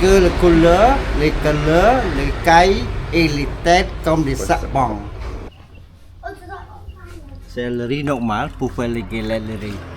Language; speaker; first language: French; non-native, learner; Khmer